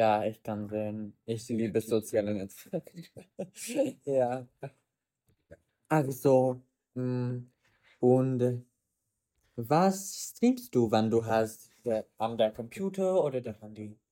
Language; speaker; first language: German; non-native, learner; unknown